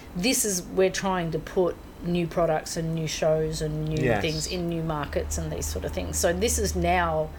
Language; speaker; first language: English; native; English